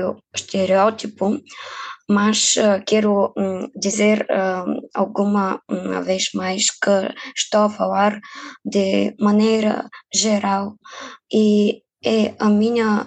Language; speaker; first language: Portuguese; non-native, fluent; Bulgarian